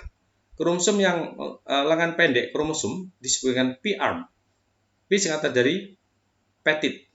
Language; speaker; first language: Indonesian; native; Indonesian